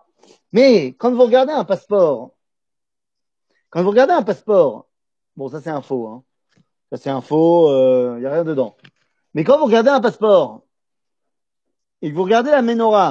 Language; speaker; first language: French; native; French